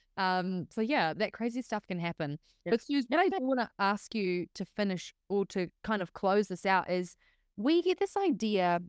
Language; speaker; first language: English; native; English